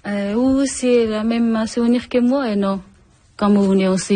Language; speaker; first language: French; non-native, learner; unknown